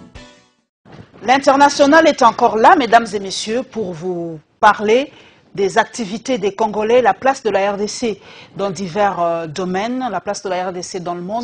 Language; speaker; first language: French; non-native, local second language; Lingala